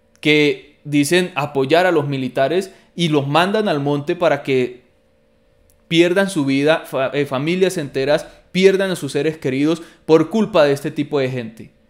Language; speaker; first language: Spanish; native; Spanish